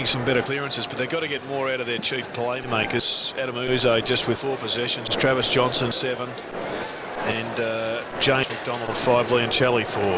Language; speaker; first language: English; native; English